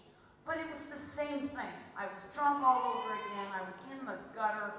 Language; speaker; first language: English; native; English